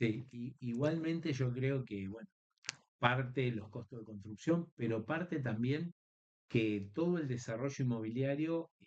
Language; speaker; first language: Spanish; native; Spanish